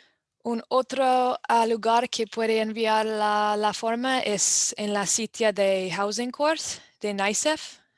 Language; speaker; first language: Spanish; non-native, fluent; English